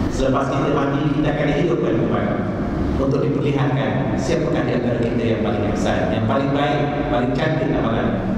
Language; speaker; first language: Malay; native; Malay